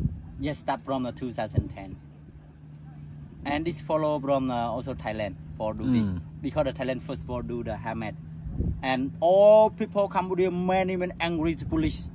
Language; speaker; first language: English; non-native, learner; Khmer